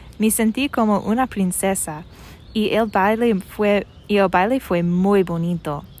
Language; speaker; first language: Spanish; non-native, learner; English